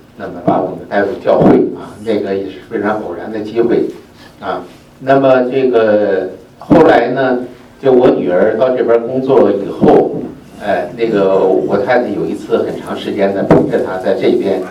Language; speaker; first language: Chinese; native; Chinese